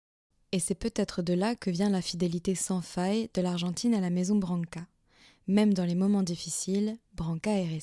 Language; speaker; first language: French; native; French